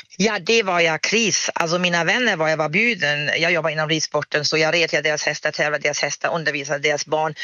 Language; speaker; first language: Swedish; non-native, fluent; German